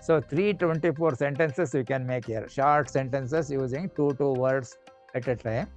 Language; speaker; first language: English; non-native, local second language; Kannada